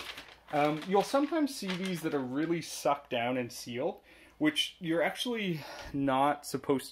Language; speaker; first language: English; native; English